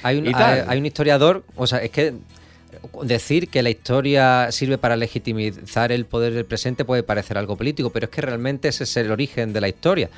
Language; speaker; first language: Spanish; native; Spanish